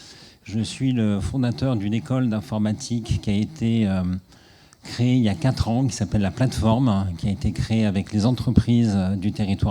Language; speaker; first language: French; native; French